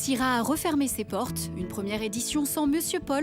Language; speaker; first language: French; native; French